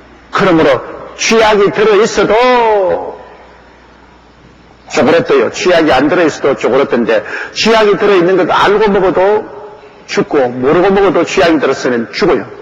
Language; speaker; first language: Korean; native; Korean